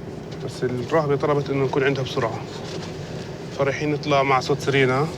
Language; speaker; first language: Arabic; native; Arabic